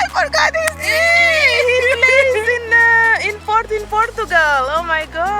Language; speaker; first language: English; non-native, fluent; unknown